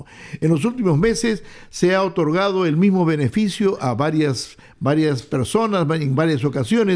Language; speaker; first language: Spanish; native; Spanish